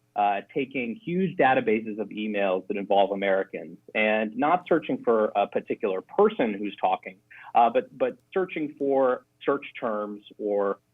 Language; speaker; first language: English; native; English